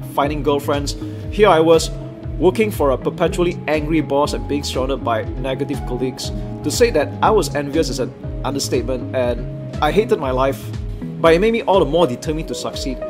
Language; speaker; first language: English; non-native, local second language; Chinese